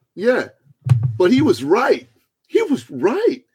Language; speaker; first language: English; early bilingual, other home language; Persian